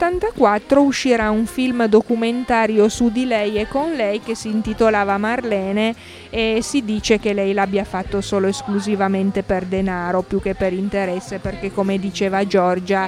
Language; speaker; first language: Italian; native; Italian